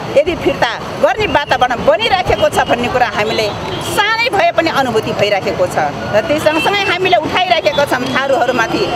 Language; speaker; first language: Nepali; non-native, local second language; Dangaura Tharu